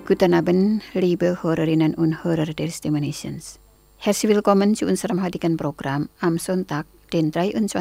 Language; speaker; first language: German; non-native, fluent; Indonesian